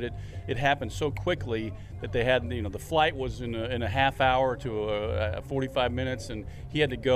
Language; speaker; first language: English; native; English